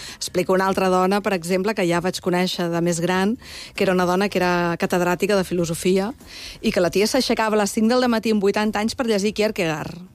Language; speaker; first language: Catalan; native; Catalan